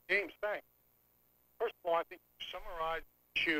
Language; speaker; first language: English; native; English